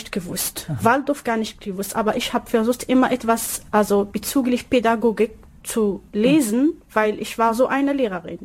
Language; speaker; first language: German; non-native, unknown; Arabic